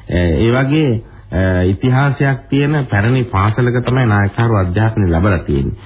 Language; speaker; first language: Sinhala; native; Sinhala